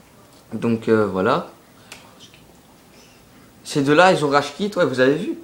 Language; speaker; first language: French; native; French